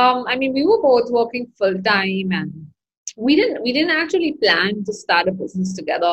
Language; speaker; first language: English; non-native, local second language; Hindi